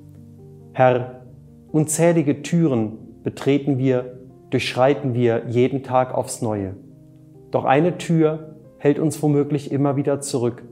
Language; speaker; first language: German; native; German